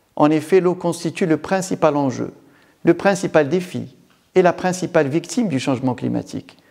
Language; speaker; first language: French; non-native, local second language; Arabic